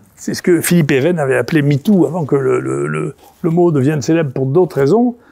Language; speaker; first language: French; native; French